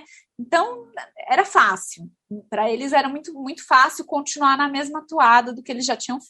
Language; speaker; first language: Portuguese; native; Portuguese